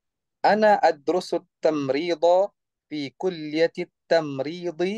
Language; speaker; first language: Arabic; non-native, learner; Indonesian